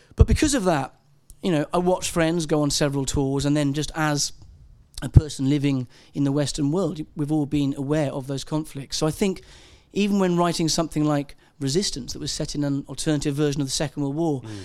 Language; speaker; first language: English; native; English